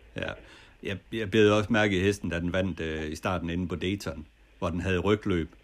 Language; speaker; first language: Danish; native; Danish